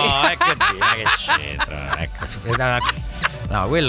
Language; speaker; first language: Italian; native; Italian